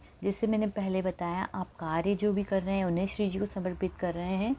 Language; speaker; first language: Hindi; native; Hindi